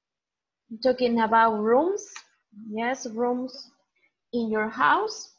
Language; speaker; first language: English; non-native, fluent; Spanish